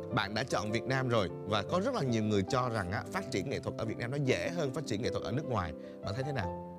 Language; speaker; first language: Vietnamese; native; Vietnamese